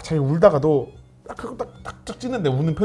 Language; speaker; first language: Korean; native; Korean